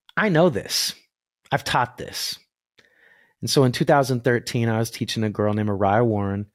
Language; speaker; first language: English; native; English